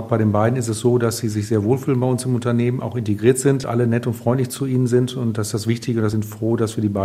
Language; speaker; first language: German; native; German